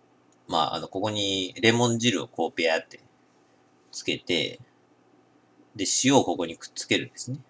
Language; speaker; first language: Japanese; native; Japanese